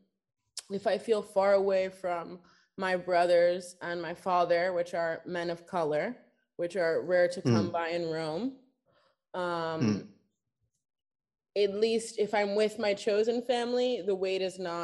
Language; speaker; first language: English; native; English